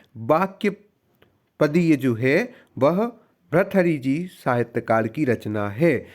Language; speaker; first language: Hindi; native; Hindi